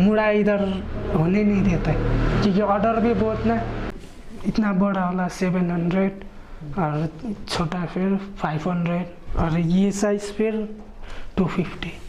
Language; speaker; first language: Hindi; non-native, local second language; Khasi